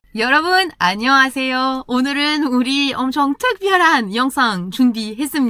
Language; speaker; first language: Korean; non-native, fluent; French